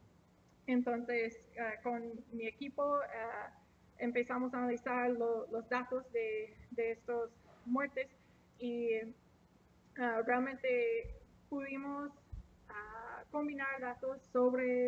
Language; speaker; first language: Spanish; non-native, fluent; English